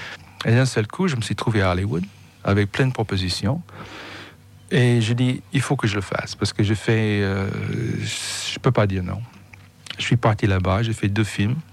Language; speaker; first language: French; non-native, fluent; English